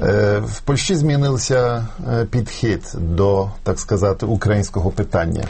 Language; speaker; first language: Ukrainian; non-native, fluent; Polish